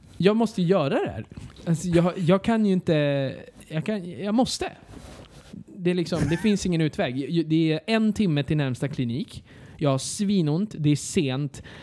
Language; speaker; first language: Swedish; early bilingual, other home language; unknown